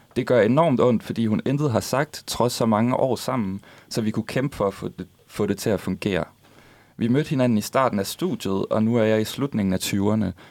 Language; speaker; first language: Danish; native; Danish